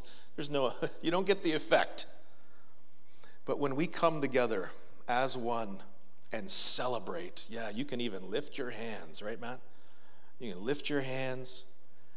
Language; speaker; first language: English; native; English